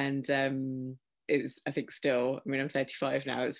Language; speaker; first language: English; native; English